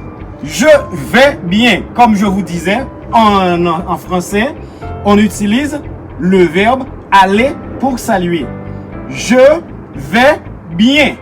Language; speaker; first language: French; non-native, local second language; Haitian Creole